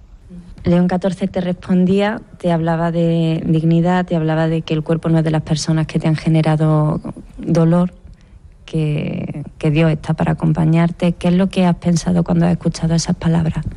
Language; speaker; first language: Spanish; native; Spanish